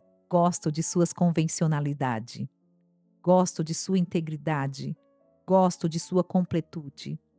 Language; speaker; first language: Portuguese; native; Portuguese